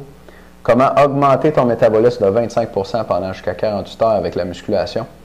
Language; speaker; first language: French; native; French